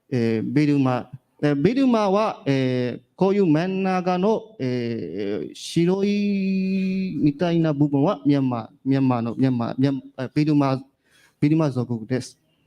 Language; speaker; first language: Japanese; non-native, learner; Burmese